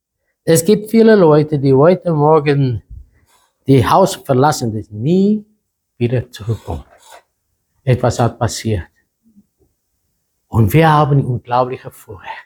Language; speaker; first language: German; non-native, fluent; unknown